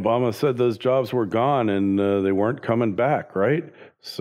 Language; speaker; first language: English; native; English